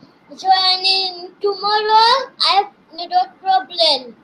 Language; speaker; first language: English; non-native, learner; Bangla